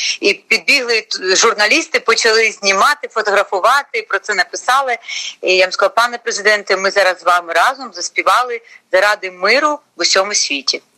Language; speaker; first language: Ukrainian; native; Ukrainian